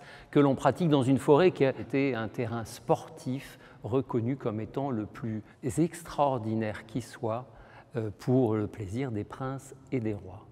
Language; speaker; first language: French; native; French